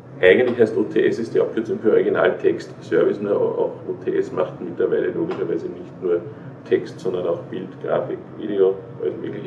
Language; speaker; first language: German; native; German